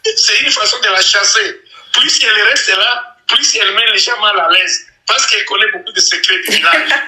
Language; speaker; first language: French; non-native, local second language; Nande